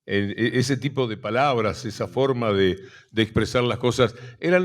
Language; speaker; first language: Spanish; native; Spanish